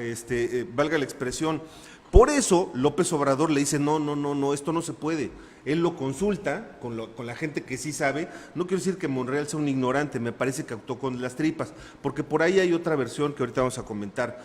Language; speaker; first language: Spanish; native; Spanish